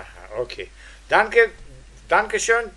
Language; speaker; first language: German; non-native, fluent; Russian